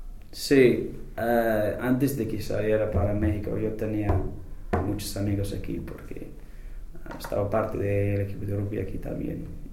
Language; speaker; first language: Spanish; non-native, fluent; English